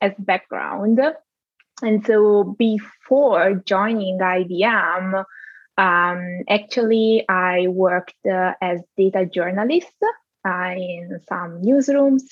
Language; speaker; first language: English; non-native, fluent; Italian